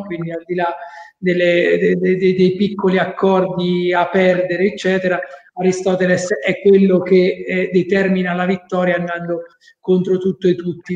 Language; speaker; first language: Italian; native; Italian